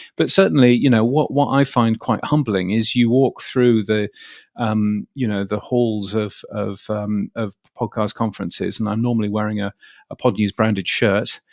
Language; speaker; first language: English; native; English